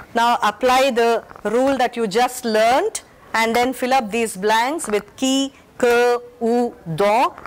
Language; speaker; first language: English; non-native, local second language; Telugu